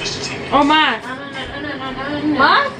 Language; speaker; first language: Spanish; early bilingual, heritage; Spanish